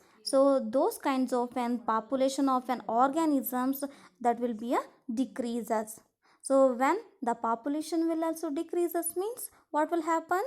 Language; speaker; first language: English; non-native, local second language; Kannada